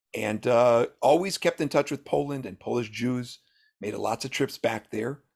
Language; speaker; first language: English; native; English